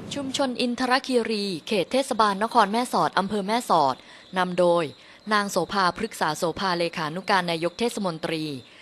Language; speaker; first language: Thai; native; Thai